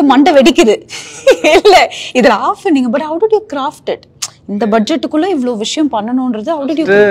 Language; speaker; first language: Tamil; native; Tamil